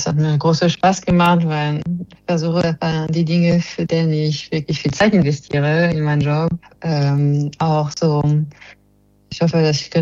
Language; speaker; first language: German; non-native, fluent; French